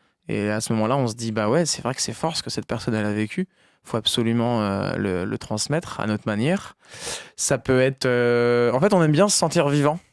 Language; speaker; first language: French; native; French